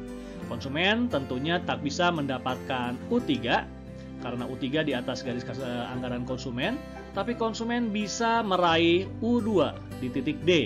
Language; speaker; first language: Indonesian; native; Indonesian